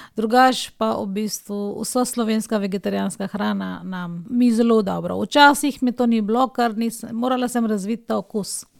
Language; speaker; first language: Slovenian; non-native, fluent; Hindi